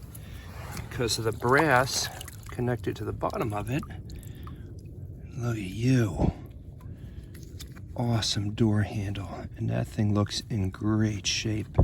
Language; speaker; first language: English; native; English